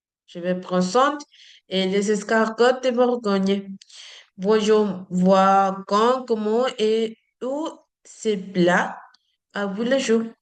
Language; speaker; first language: French; non-native, learner; Spanish